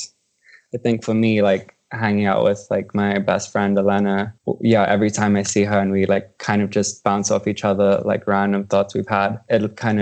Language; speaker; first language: English; native; English